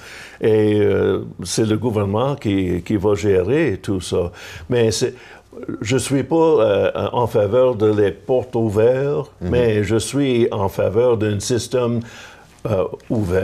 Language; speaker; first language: French; non-native, local second language; English